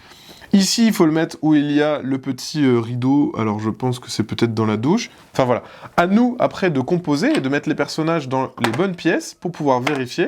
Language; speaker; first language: French; native; French